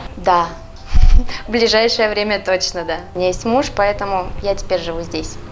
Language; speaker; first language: Russian; native; Russian